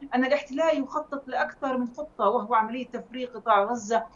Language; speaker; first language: Arabic; native; Arabic